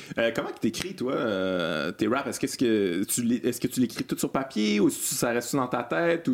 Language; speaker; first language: French; native; French